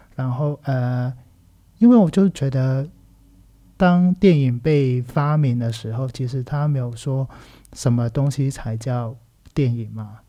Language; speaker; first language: Chinese; non-native, local second language; Cantonese